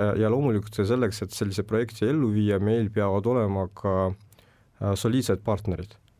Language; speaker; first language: Estonian; non-native, local second language; Russian